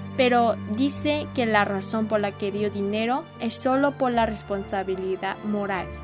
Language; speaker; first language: Spanish; non-native, fluent; Korean